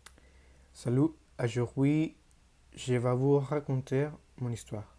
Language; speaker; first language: French; non-native, learner; Spanish